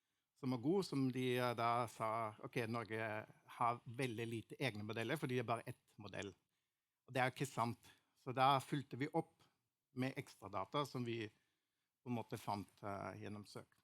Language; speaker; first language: Norwegian; non-native, fluent; German